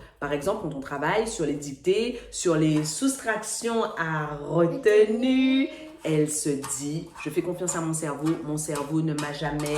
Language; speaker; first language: French; native; French